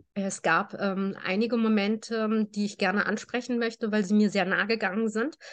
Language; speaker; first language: German; native; German